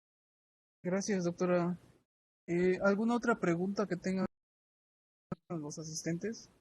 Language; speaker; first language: Spanish; native; Spanish